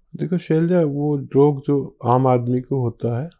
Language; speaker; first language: Hindi; native; Hindi